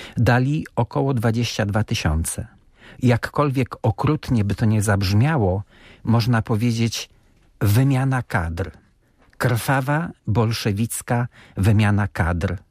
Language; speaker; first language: Polish; native; Polish